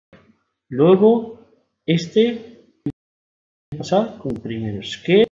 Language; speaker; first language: Spanish; non-native, learner; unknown